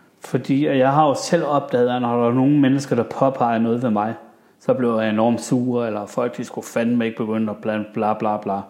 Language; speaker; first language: Danish; early bilingual, other home language; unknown